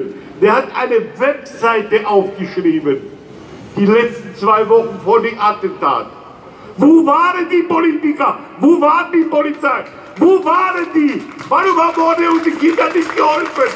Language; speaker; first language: German; non-native, fluent; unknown